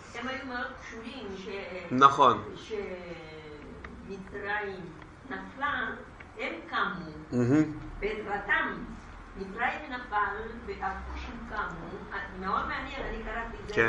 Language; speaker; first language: Hebrew; non-native, learner; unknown